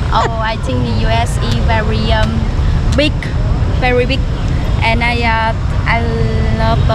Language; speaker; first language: English; non-native, learner; Vietnamese